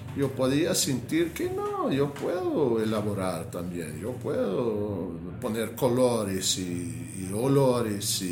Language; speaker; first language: Spanish; non-native, fluent; English